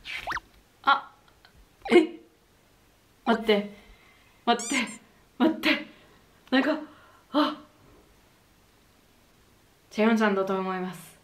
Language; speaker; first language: Japanese; non-native, learner; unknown